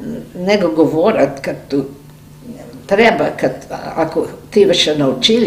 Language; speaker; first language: Bulgarian; early bilingual, heritage; Macedonian